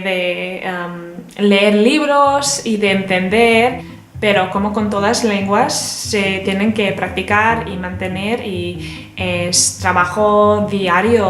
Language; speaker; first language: Spanish; non-native, fluent; Serbian